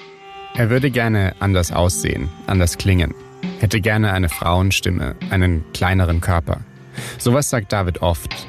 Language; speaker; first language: German; native; German